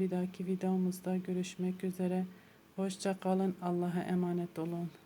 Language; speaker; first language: Turkish; native; Turkish